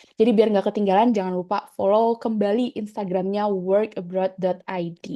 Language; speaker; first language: Indonesian; native; Indonesian